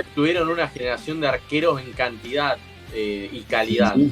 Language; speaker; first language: Spanish; native; Spanish